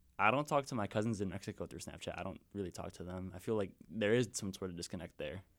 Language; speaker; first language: English; early bilingual, other home language; Spanish